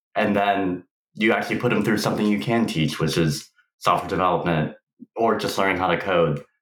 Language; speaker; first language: English; native; English